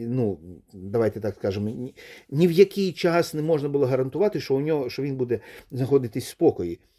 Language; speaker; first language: Ukrainian; non-native, local second language; Russian